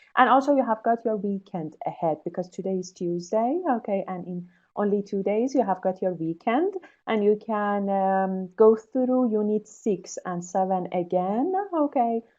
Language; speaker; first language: English; non-native, fluent; Persian